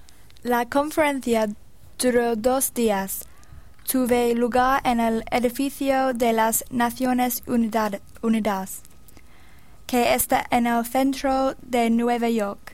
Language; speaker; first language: Spanish; non-native, learner; English